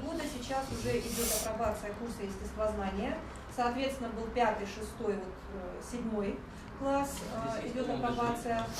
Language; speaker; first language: Russian; native; Russian